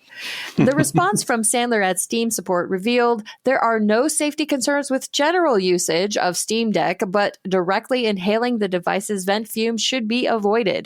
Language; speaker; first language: English; native; English